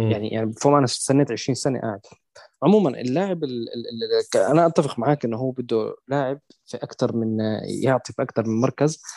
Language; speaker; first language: Arabic; native; Arabic